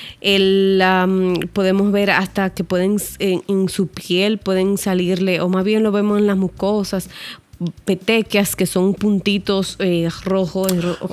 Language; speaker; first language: Spanish; native; Spanish